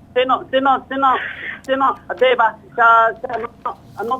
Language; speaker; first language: Filipino; non-native, learner; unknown